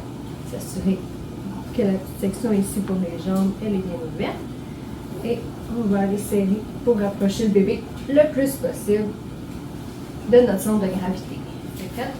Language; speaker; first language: French; native; French